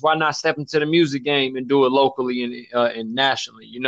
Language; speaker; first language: English; native; English